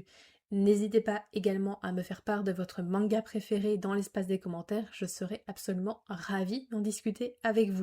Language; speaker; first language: French; native; French